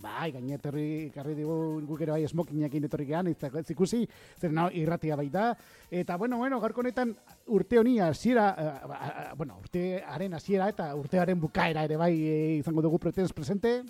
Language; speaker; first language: Basque; native; Basque